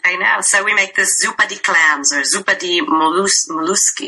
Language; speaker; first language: Italian; non-native, fluent; English